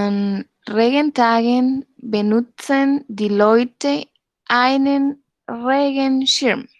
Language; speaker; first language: German; non-native, learner; Spanish